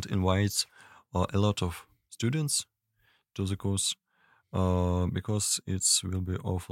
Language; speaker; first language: English; non-native, learner; Russian